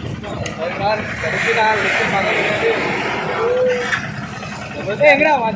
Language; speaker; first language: Tamil; native; Tamil